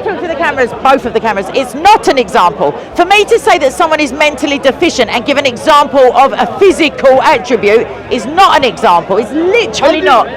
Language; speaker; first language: English; native; English